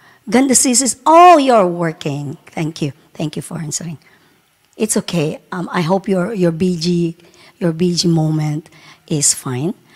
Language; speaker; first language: English; non-native, local second language; Filipino